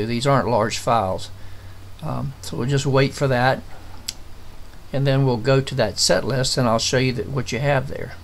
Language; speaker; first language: English; native; English